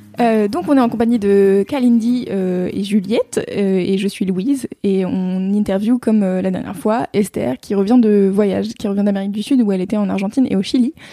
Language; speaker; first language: French; native; French